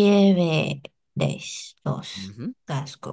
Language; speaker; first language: Spanish; non-native, learner; Chinese